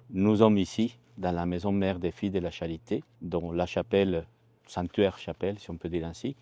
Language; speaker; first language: French; non-native, fluent; Spanish